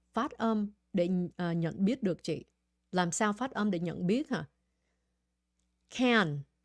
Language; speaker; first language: Vietnamese; early bilingual, heritage; Vietnamese